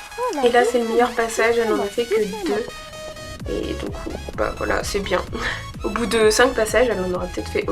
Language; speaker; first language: French; native; French